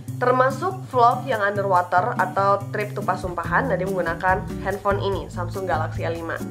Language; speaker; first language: Indonesian; non-native, local second language; Minangkabau